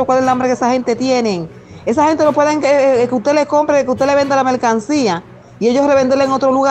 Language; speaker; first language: Spanish; native; Spanish